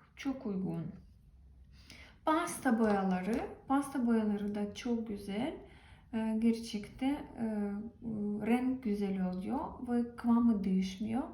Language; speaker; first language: Turkish; non-native, learner; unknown